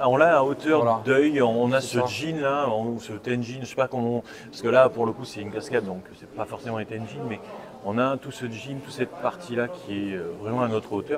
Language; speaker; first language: French; native; French